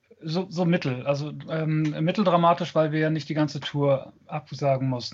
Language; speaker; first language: German; native; German